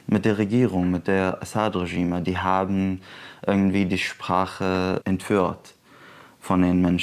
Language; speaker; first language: German; non-native, fluent; Arabic